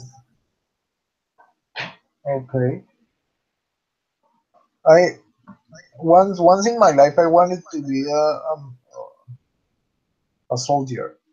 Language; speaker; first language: English; non-native, learner; Spanish